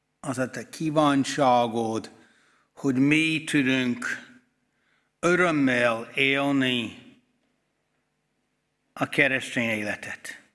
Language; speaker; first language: Hungarian; non-native, fluent; English